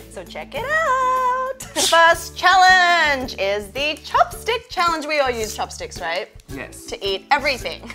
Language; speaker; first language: English; native; English